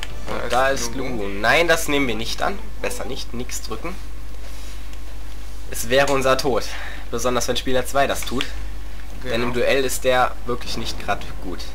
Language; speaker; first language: German; native; German